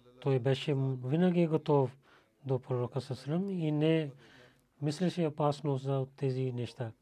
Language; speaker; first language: Bulgarian; non-native, learner; Urdu